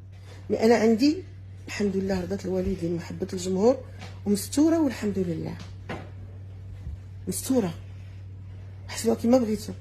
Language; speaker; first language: Arabic; native; Arabic